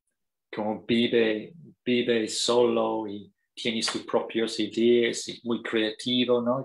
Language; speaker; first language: Spanish; non-native, fluent; English